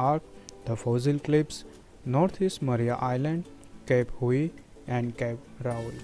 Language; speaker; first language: English; non-native, fluent; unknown